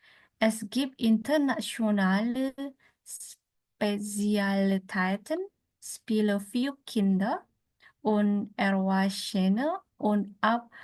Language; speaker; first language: German; non-native, learner; Indonesian